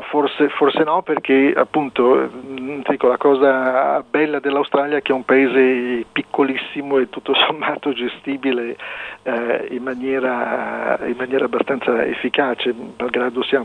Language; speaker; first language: Italian; native; Italian